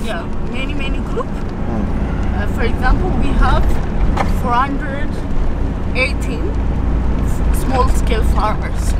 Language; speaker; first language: English; non-native, fluent; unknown